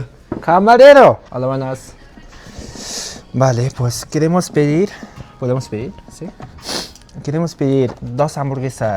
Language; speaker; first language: Spanish; early bilingual, other home language; Mongolian